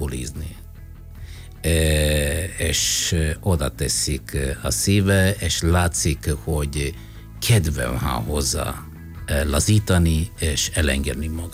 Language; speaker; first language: Hungarian; non-native, fluent; Italian